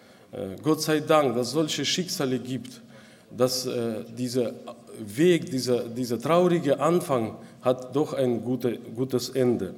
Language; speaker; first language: German; non-native, local second language; Russian